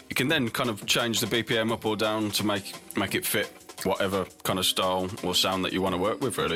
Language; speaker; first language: English; native; English